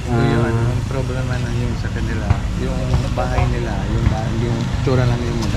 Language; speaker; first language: Filipino; non-native, learner; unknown